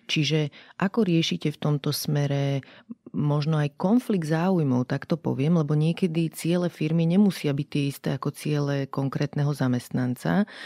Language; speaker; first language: Slovak; native; Slovak